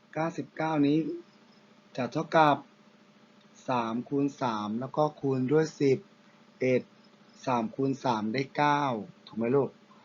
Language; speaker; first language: Thai; non-native, local second language; Pattani Malay